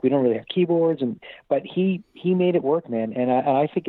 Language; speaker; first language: English; native; English